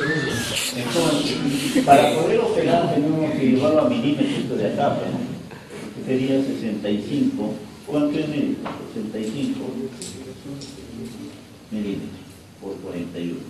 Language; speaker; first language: Spanish; native; Spanish